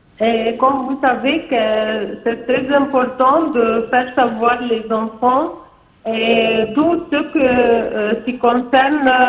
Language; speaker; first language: French; non-native, fluent; Arabic